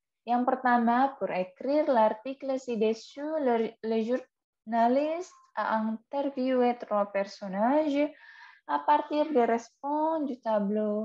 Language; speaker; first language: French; non-native, fluent; Indonesian